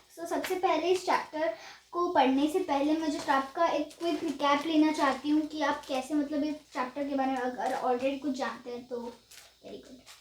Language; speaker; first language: Hindi; native; Hindi